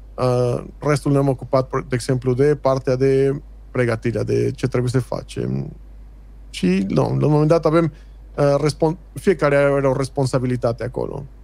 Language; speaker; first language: Romanian; non-native, fluent; Spanish